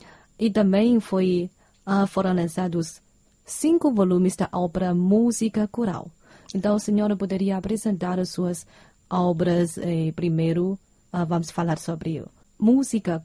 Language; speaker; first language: Portuguese; non-native, fluent; Chinese